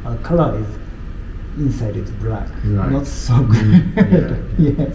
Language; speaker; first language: English; non-native, learner; Japanese